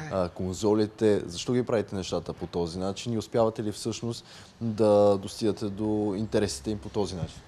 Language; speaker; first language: Bulgarian; native; Bulgarian